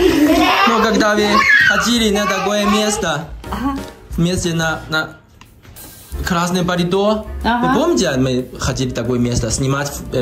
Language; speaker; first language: Russian; non-native, learner; Chinese